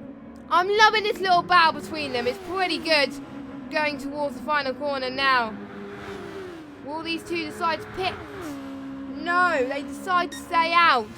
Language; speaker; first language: English; native; English